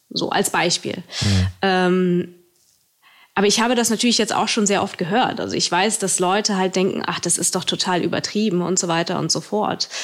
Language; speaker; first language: German; early bilingual, other home language; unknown